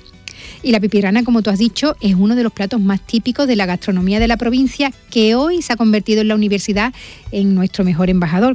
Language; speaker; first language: Spanish; native; Spanish